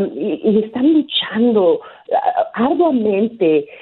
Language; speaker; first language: Spanish; native; Spanish